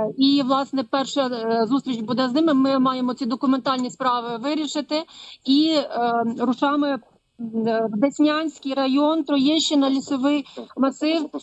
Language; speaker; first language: Ukrainian; non-native, fluent; Polish